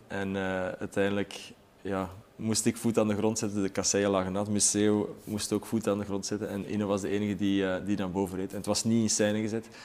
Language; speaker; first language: Dutch; native; Dutch